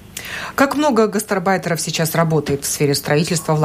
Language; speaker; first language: Russian; native; Russian